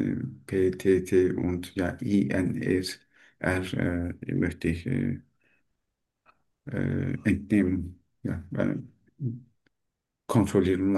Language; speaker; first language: German; non-native, learner; Turkish